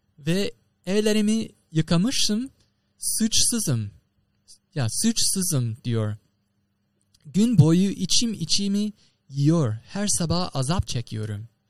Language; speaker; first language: Turkish; non-native, fluent; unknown